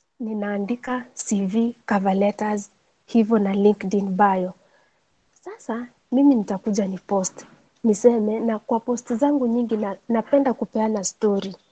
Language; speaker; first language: Swahili; non-native, local second language; Gusii